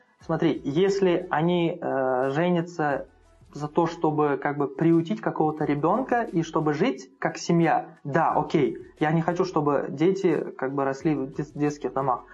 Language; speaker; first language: Russian; non-native, local second language; Uzbek